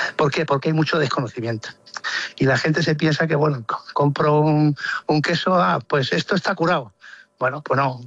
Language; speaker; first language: Spanish; native; Spanish